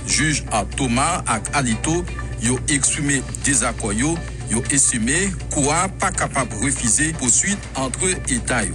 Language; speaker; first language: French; non-native, local second language; Haitian Creole